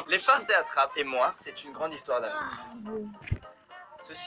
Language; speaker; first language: French; native; French